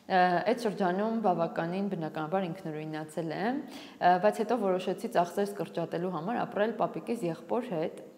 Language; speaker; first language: Armenian; native; Armenian